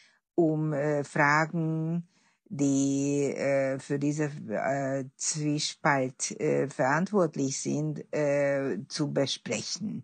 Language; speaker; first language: German; non-native, fluent; Hungarian